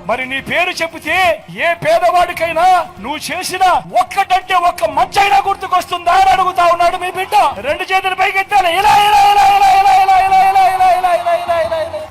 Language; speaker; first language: Telugu; native; Telugu